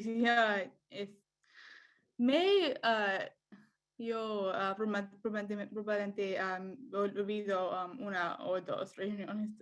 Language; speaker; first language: Spanish; non-native, learner; English